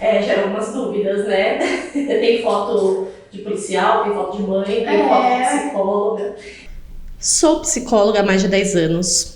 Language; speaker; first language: Portuguese; native; Portuguese